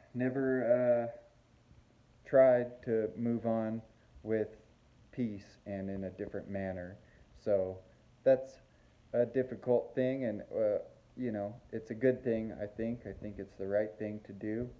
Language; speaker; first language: English; native; English